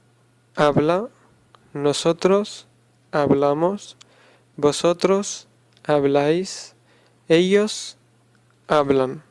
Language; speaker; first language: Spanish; non-native, learner; Urdu